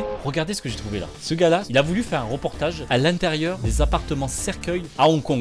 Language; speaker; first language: French; native; French